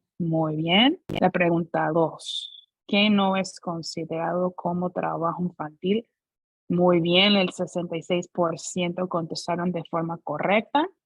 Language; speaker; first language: Spanish; non-native, fluent; English